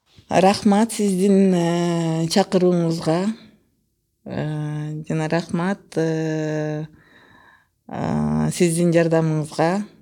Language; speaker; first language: French; non-native, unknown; Kyrgyz